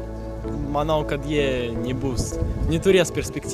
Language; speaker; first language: Lithuanian; non-native, local second language; Russian